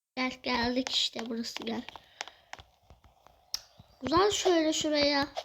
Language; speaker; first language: Turkish; native; Turkish